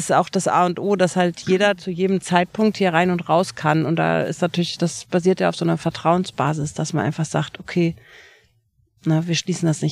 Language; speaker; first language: German; native; German